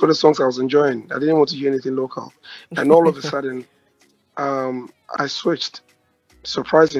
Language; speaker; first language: English; non-native, local second language; Akan